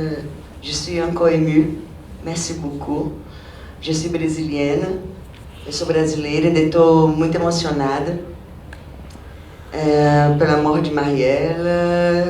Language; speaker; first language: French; non-native, fluent; Portuguese